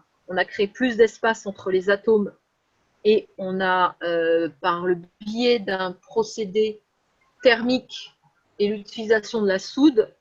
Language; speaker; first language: French; native; French